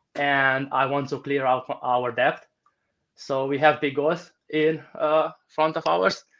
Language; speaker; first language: English; non-native, fluent; Romanian